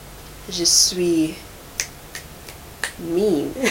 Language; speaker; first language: French; non-native, learner; English